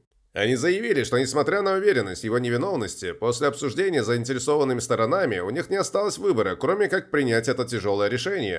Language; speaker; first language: Russian; native; Russian